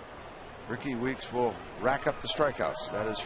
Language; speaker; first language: English; native; English